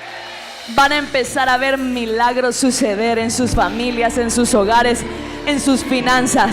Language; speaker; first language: Spanish; native; Spanish